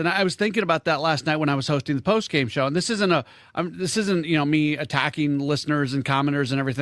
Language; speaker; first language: English; native; English